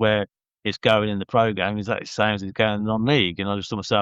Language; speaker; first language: English; native; English